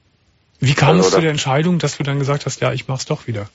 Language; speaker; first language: German; native; German